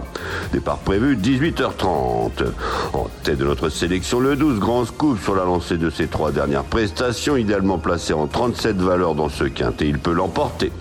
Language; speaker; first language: French; native; French